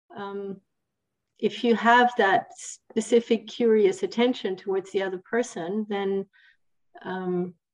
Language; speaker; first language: English; non-native, fluent; Italian